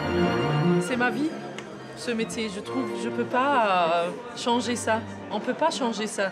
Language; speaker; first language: French; non-native, fluent; Arabic